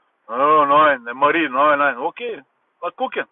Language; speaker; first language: German; non-native, learner; Bulgarian